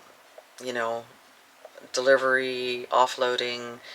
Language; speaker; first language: English; native; English